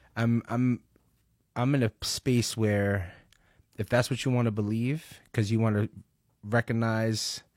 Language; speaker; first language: English; early bilingual, other home language; Spanish